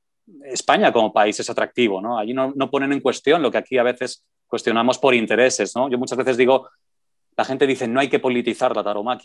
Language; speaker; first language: Spanish; native; Spanish